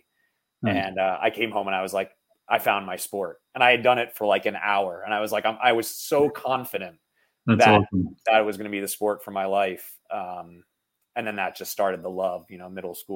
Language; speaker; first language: English; native; English